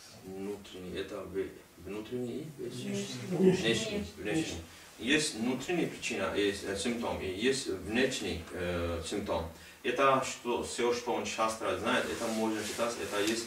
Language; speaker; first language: Russian; non-native, learner; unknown